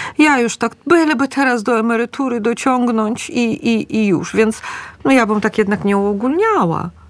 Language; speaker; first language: Polish; non-native, fluent; Russian